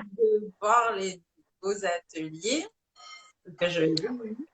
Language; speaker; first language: French; native; French